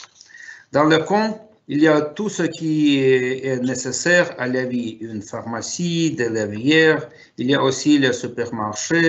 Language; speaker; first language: French; non-native, fluent; Russian